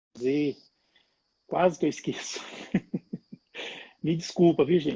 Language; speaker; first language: Portuguese; native; Portuguese